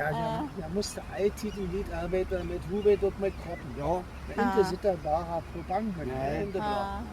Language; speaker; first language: Swedish; non-native, learner; German